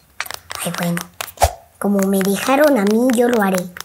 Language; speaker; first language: Spanish; native; Spanish